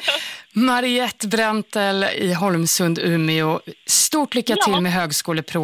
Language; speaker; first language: Swedish; native; Swedish